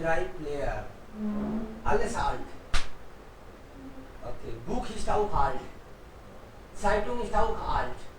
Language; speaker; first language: German; non-native, fluent; Hindi